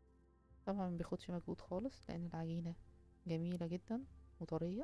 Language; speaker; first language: Arabic; native; Arabic